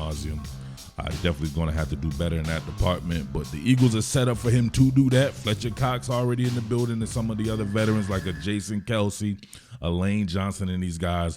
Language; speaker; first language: English; native; English